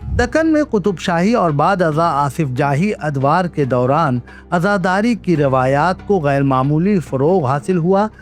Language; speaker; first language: Urdu; native; Urdu